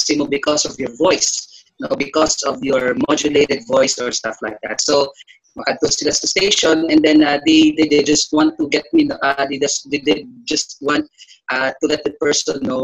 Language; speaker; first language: English; non-native, local second language; Hiligaynon